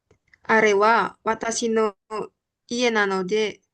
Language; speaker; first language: Japanese; non-native, learner; Indonesian